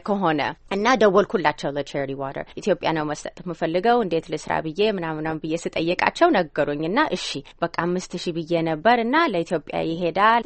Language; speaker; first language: Amharic; early bilingual, heritage; Amharic